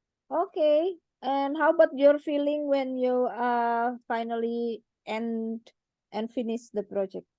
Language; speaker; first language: English; non-native, learner; Indonesian